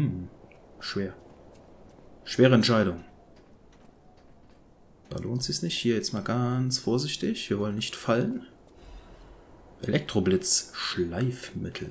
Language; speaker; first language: German; native; German